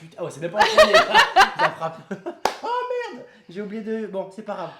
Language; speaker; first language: French; native; French